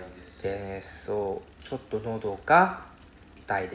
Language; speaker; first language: Japanese; non-native, fluent; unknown